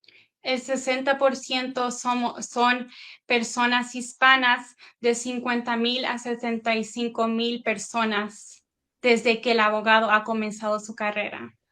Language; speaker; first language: Spanish; early bilingual, heritage; Spanish